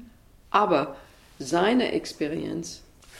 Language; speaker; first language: German; non-native, learner; English